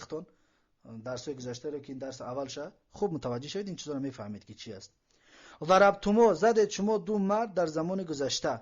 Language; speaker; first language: Persian; native; Persian